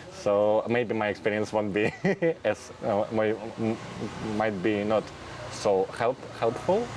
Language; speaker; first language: English; non-native, fluent; Russian